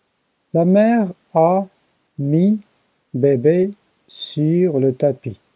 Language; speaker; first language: French; non-native, learner; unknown